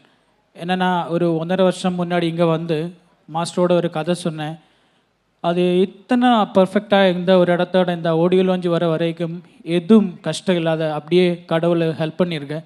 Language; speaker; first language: Tamil; non-native, learner; Malayalam